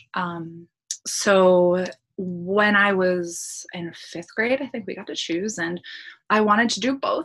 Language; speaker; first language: English; early bilingual, other home language; Polish